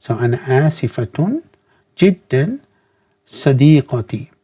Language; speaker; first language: Arabic; non-native, fluent; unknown